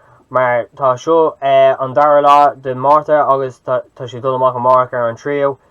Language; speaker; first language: Irish; non-native, local second language; English